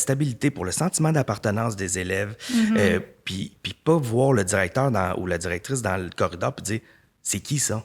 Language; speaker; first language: French; native; French